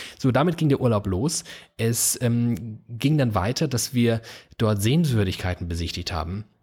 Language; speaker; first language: German; native; German